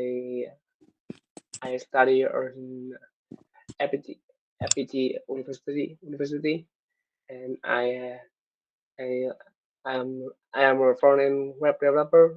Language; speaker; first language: English; non-native, learner; Vietnamese